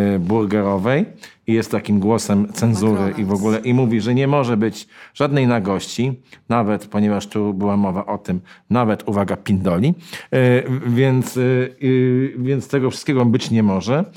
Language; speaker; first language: Polish; native; Polish